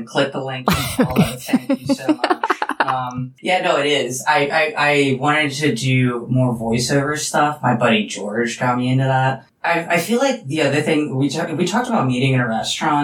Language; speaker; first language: English; native; English